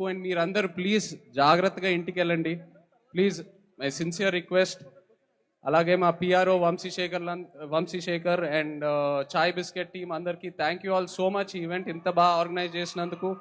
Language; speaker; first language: Telugu; native; Telugu